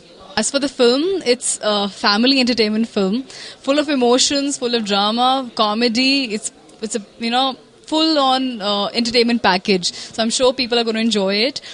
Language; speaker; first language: English; non-native, local second language; Punjabi